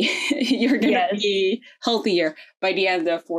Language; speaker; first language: English; non-native, local second language; Filipino